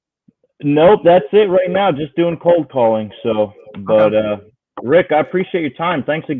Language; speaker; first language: English; native; English